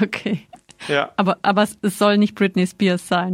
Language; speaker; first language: German; native; German